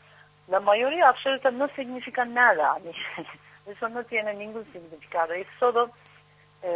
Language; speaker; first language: Spanish; non-native, learner; Turkish